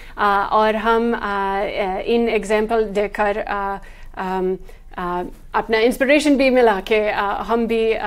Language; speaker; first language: Hindi; non-native, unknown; English